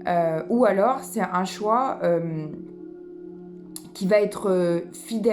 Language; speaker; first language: French; native; French